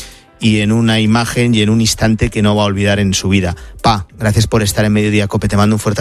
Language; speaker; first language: Spanish; native; Spanish